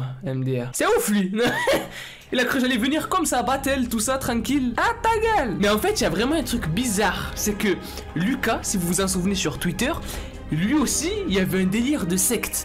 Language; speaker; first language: French; native; French